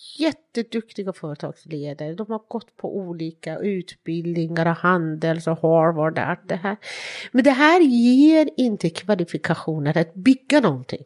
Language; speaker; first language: Swedish; non-native, fluent; Persian